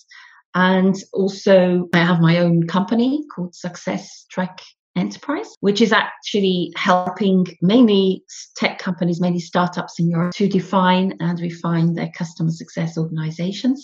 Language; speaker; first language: English; native; English